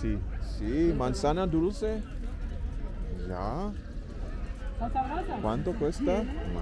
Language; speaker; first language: Spanish; non-native, learner; English